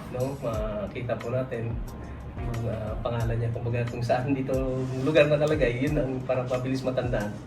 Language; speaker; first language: Filipino; non-native, local second language; Cebuano